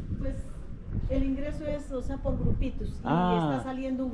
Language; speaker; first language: Spanish; native; Spanish